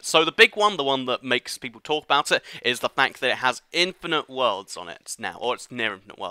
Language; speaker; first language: English; native; English